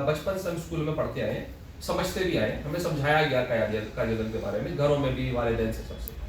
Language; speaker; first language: Urdu; non-native, local second language; Pashto